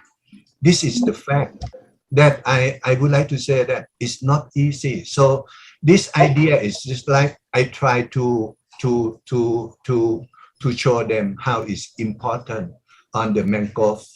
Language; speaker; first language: English; non-native, learner; Thai